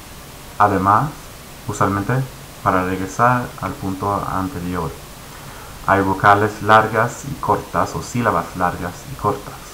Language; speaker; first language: Spanish; non-native, fluent; Swedish